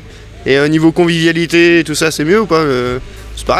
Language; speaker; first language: French; native; French